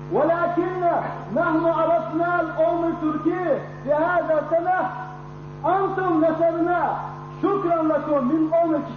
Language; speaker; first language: Arabic; non-native, learner; Chechen